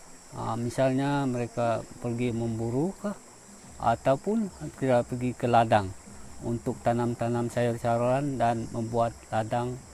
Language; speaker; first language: Indonesian; non-native, local second language; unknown